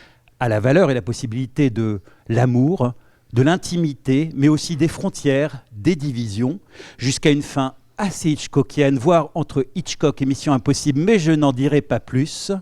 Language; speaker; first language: French; native; French